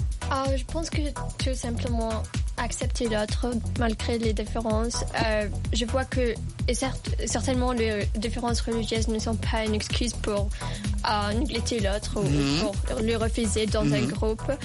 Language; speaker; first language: French; non-native, local second language; Arabic